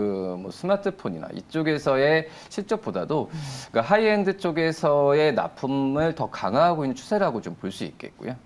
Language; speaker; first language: Korean; native; Korean